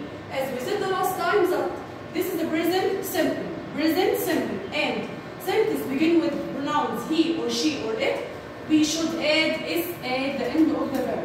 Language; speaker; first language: English; non-native, learner; Arabic